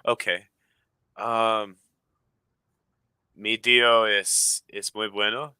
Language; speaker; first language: Spanish; non-native, learner; English